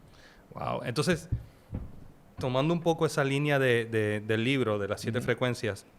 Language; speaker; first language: Spanish; native; Spanish